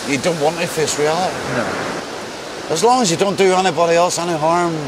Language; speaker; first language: English; native; English